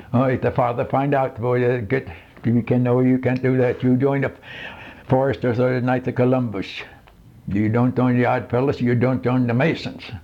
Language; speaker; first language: English; non-native, fluent; Swedish